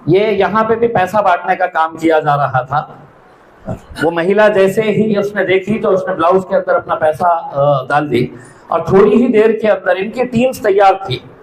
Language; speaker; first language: Hindi; non-native, local second language; Urdu